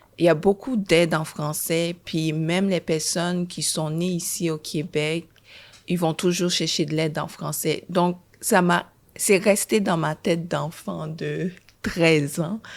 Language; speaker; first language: French; early bilingual, other home language; Haitian Creole